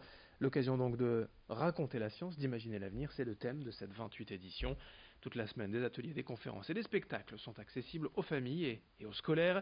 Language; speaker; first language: French; native; French